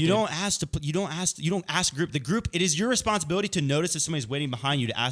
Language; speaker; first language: English; native; English